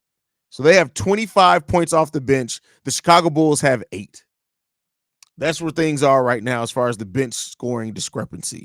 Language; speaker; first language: English; native; English